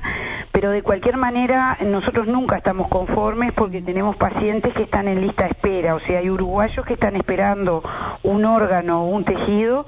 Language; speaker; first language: Spanish; native; Spanish